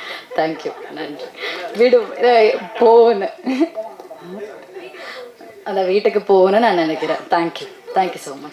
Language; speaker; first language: Tamil; non-native, learner; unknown